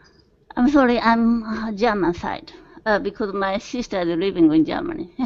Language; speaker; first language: English; non-native, learner; Japanese